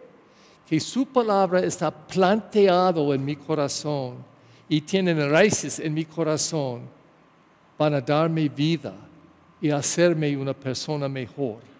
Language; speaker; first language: Spanish; non-native, learner; English